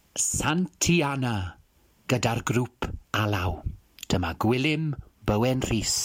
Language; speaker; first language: Welsh; non-native, fluent; English